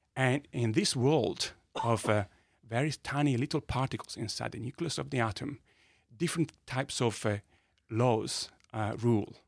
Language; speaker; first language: English; non-native, fluent; Italian